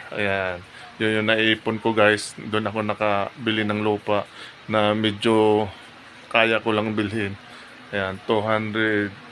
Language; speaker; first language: Filipino; non-native, local second language; Cebuano